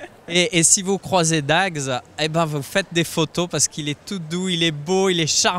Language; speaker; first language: French; native; French